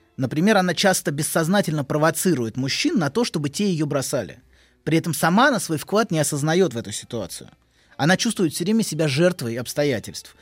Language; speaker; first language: Russian; native; Russian